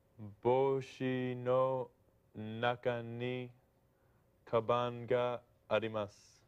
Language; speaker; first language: Japanese; non-native, learner; English